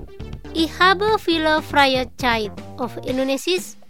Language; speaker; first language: German; non-native, fluent; Indonesian